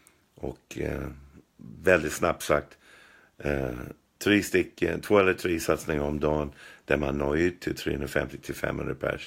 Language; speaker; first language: Swedish; non-native, fluent; English